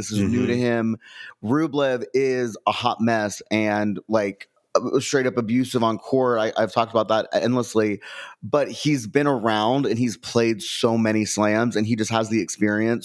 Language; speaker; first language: English; native; English